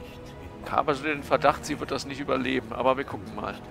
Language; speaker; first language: German; native; German